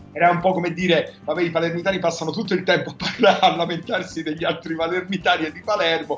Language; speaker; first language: Italian; native; Italian